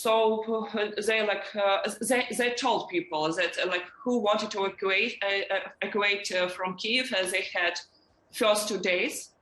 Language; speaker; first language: English; non-native, learner; Ukrainian